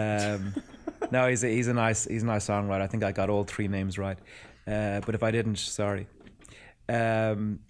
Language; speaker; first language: English; native; English